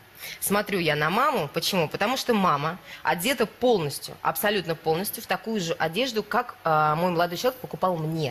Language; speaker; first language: Russian; native; Russian